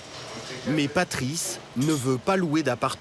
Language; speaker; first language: French; native; French